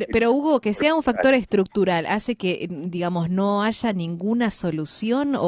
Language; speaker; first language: Spanish; native; Spanish